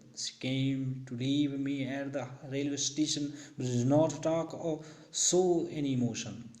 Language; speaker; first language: English; non-native, local second language; Hindi